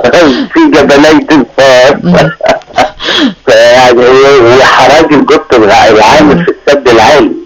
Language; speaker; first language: Arabic; native; Arabic